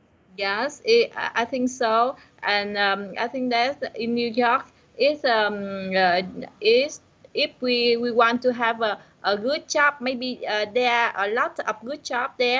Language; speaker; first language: English; non-native, learner; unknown